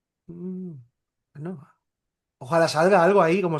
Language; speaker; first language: Spanish; native; Spanish